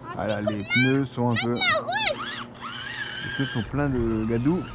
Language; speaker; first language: French; native; French